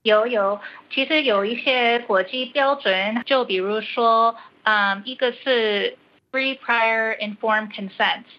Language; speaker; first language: Chinese; early bilingual, heritage; Chinese